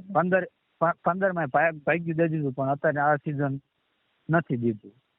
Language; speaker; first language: Gujarati; native; Gujarati